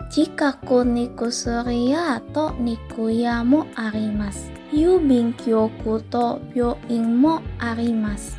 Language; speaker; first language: Japanese; non-native, learner; Indonesian